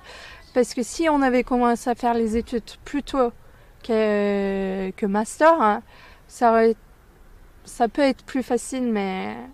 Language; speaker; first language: French; non-native, fluent; Turkish